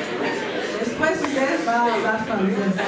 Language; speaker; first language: Spanish; non-native, learner; French